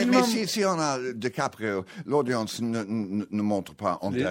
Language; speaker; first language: French; non-native, learner; English